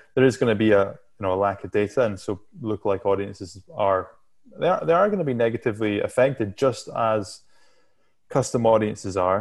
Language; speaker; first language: English; native; English